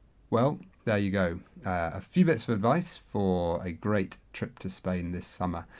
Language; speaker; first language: English; native; English